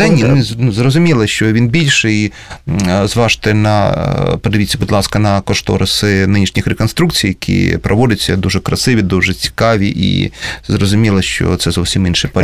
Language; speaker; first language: Ukrainian; native; Ukrainian